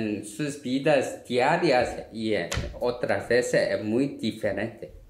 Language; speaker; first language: Spanish; non-native, learner; Korean